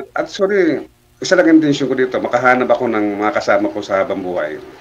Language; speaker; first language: Filipino; non-native, local second language; Waray